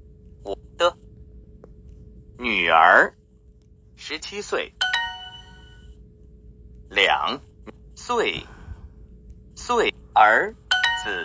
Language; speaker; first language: Chinese; non-native, learner; English